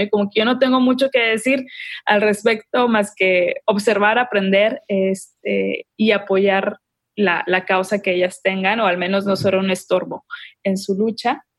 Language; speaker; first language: Spanish; native; Spanish